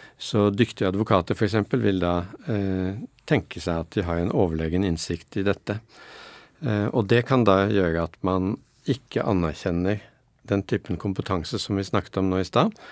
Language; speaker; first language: Norwegian; native; Norwegian